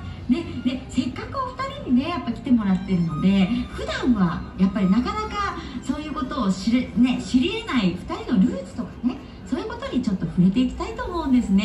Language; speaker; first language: Japanese; native; Japanese